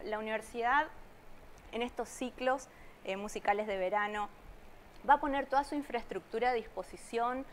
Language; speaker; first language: Spanish; native; Spanish